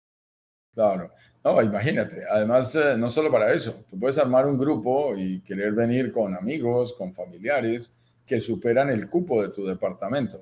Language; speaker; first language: Spanish; native; Spanish